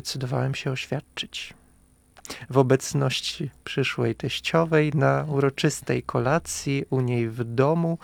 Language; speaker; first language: Polish; non-native, fluent; Russian